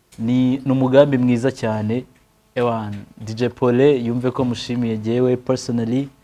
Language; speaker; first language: Kinyarwanda; native; Kinyarwanda